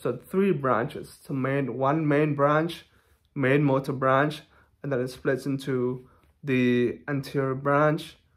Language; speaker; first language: English; non-native, fluent; Thai